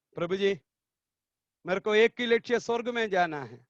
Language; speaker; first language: Hindi; non-native, local second language; Malayalam